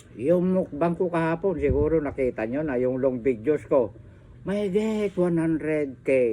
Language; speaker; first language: Filipino; native; Filipino